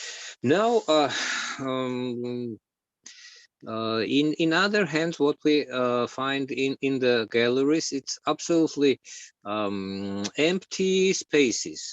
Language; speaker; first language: English; non-native, learner; Georgian